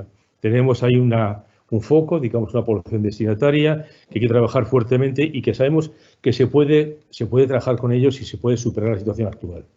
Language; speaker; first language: Spanish; native; Spanish